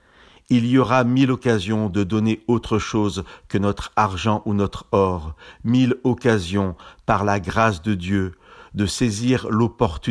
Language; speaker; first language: French; native; French